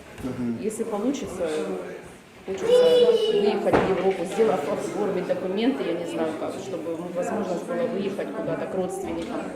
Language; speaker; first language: Russian; native; Russian